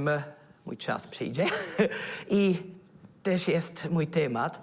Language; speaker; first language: Polish; non-native, learner; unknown